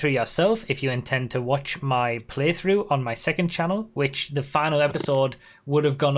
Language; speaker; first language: English; native; English